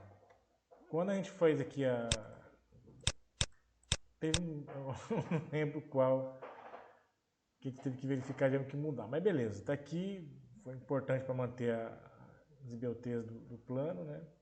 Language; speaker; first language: Portuguese; native; Portuguese